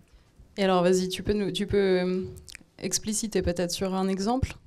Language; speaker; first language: French; native; French